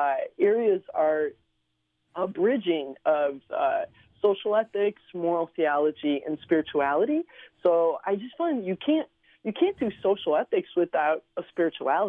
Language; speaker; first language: English; early bilingual, other home language; Slovenian